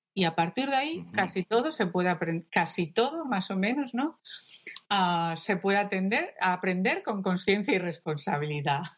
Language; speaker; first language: Spanish; native; Spanish